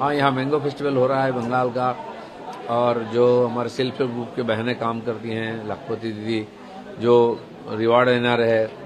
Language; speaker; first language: Hindi; non-native, local second language; Bangla